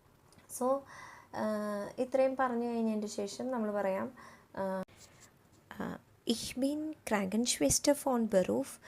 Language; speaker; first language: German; non-native, learner; Malayalam